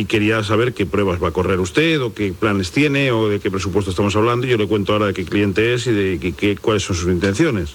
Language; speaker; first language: Spanish; native; Spanish